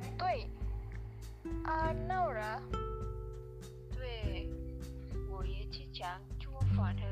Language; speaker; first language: Chinese; non-native, learner; Indonesian